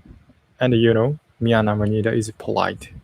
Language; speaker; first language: English; non-native, learner; Japanese